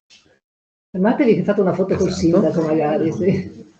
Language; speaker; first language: Italian; native; Italian